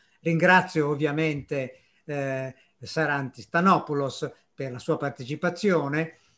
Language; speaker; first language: Italian; native; Italian